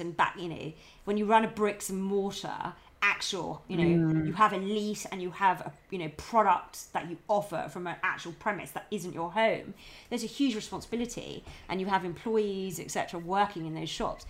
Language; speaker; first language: English; native; English